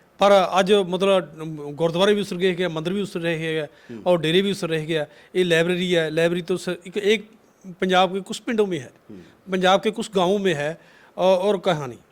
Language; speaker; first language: Hindi; non-native, local second language; Punjabi